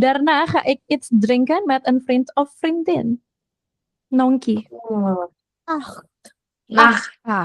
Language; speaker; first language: Dutch; non-native, fluent; Indonesian